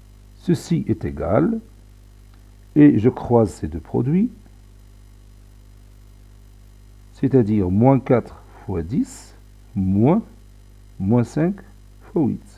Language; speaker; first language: French; non-native, local second language; Arabic